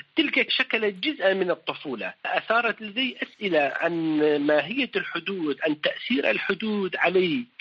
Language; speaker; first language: Arabic; non-native, local second language; Kurdish